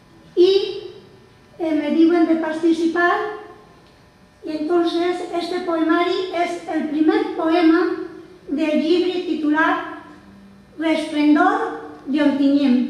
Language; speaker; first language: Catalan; non-native, local second language; Spanish